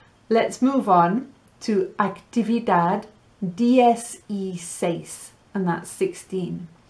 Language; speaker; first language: English; native; English